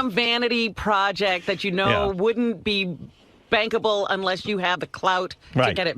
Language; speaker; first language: English; native; English